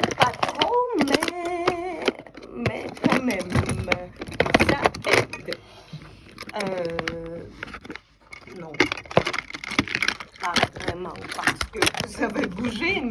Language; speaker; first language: French; non-native, fluent; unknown